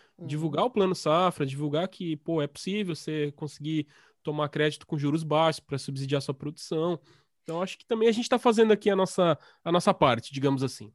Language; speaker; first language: Portuguese; native; Portuguese